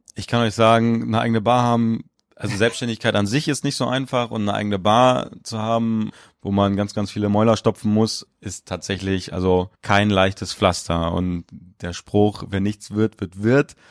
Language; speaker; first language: German; native; German